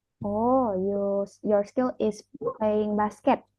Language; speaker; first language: English; non-native, fluent; Indonesian